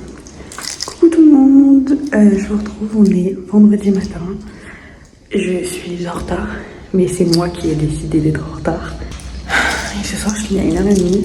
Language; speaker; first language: French; native; French